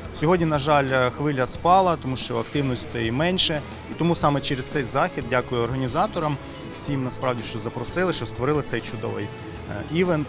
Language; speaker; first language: Ukrainian; native; Ukrainian